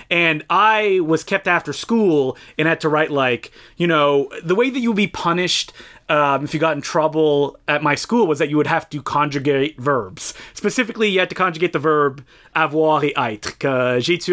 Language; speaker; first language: English; non-native, fluent; French